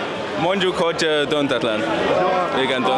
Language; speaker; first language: Hungarian; early bilingual, heritage; Dutch